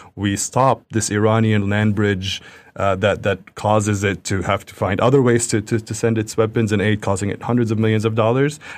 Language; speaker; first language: English; early bilingual, other home language; Arabic